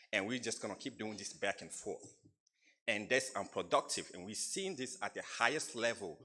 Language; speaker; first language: English; non-native, fluent; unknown